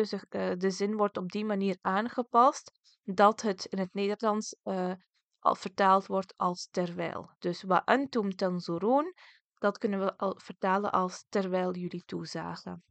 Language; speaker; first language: Dutch; early bilingual, other home language; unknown